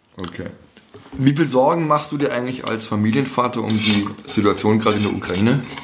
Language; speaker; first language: German; native; German